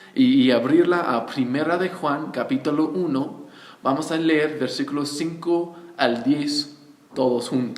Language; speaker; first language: Spanish; non-native, fluent; English